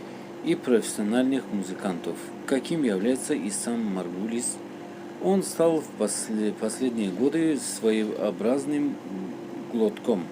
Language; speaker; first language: Russian; non-native, local second language; Tajik